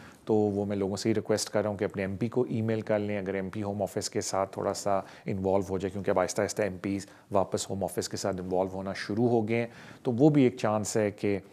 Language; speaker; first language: Urdu; native; Urdu